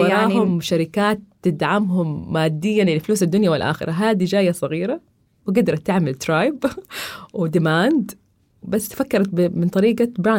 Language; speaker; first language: Arabic; native; Arabic